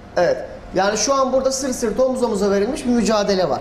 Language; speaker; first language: Turkish; native; Turkish